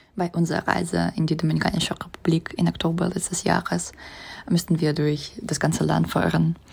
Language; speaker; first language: German; non-native, fluent; Russian